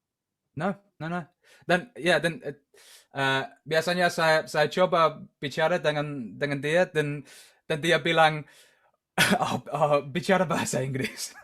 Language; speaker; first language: Indonesian; non-native, learner; English